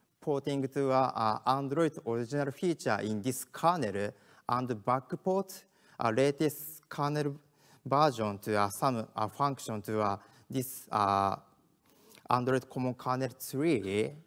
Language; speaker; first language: English; non-native, learner; Japanese